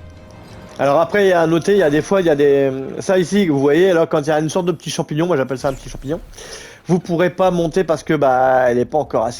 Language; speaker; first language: French; native; French